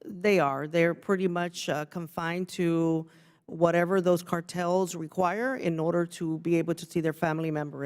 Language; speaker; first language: English; native; English